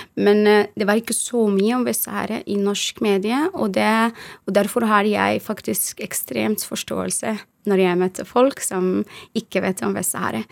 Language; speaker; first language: Norwegian; non-native, fluent; Arabic